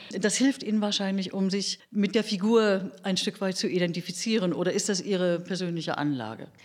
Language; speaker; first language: German; native; German